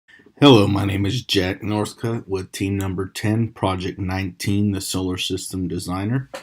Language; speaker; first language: English; native; English